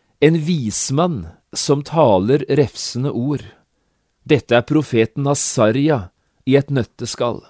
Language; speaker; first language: Norwegian; native; Norwegian